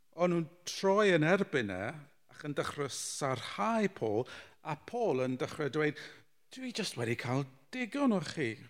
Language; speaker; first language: Welsh; non-native, local second language; English